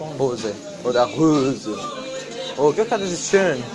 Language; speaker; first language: German; non-native, learner; Italian